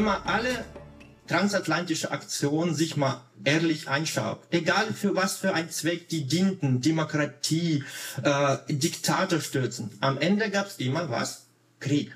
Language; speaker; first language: German; non-native, fluent; Russian